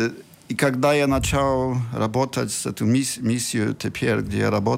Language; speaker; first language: Russian; non-native, learner; Polish